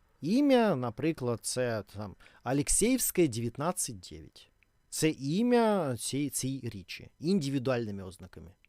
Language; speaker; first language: Ukrainian; non-native, learner; Russian